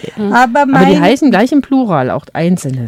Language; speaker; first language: German; native; German